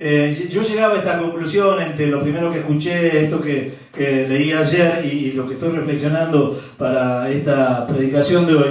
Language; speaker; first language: Spanish; native; Spanish